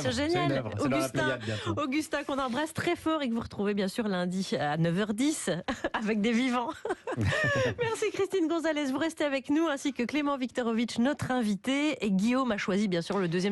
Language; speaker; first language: French; native; French